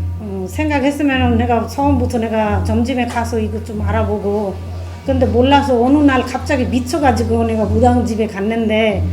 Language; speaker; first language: Korean; non-native, fluent; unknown